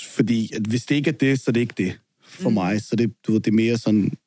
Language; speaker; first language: Danish; early bilingual, other home language; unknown